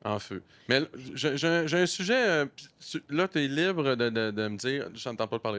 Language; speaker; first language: French; native; French